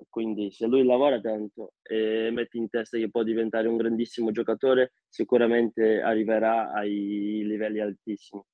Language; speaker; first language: Italian; non-native, fluent; Portuguese